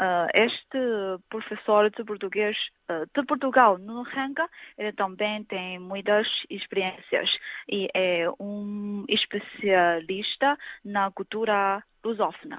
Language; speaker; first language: Portuguese; non-native, fluent; Chinese